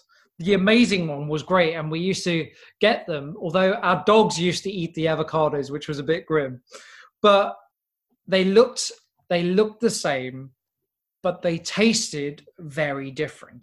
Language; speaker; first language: English; native; English